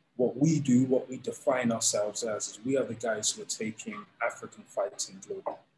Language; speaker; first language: English; native; English